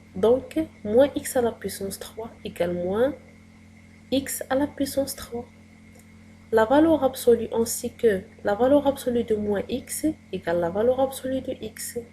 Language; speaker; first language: French; non-native, local second language; Arabic